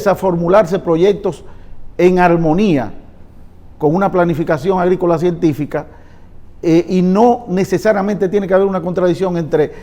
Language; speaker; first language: Spanish; native; Spanish